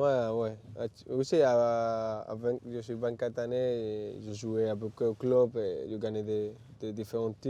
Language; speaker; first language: French; non-native, learner; Spanish